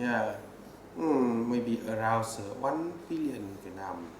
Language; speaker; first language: English; non-native, learner; Vietnamese